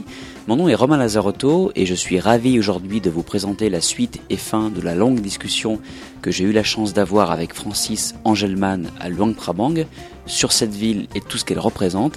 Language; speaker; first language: French; native; French